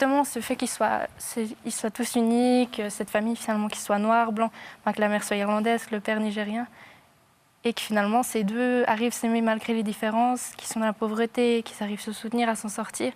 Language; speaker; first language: French; native; French